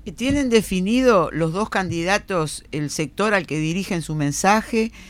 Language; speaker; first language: Spanish; native; Spanish